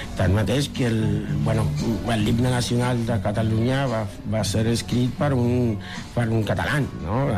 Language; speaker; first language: Catalan; non-native, fluent; Spanish